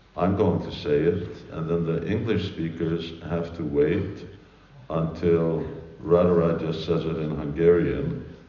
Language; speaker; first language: English; early bilingual, other home language; Hungarian